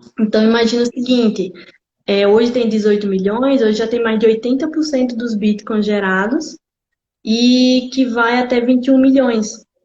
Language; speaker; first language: Portuguese; native; Portuguese